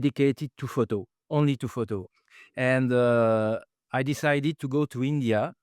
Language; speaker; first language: English; non-native, fluent; French